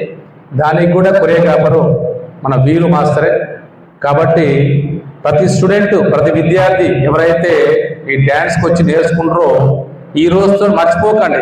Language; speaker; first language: Telugu; native; Telugu